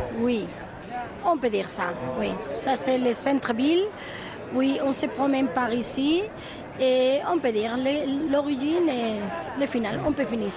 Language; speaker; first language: French; non-native, fluent; Spanish